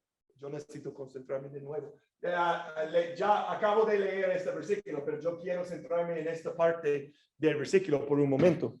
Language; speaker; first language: Spanish; non-native, fluent; English